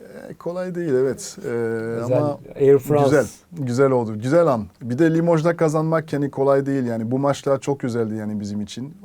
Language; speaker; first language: Turkish; non-native, fluent; French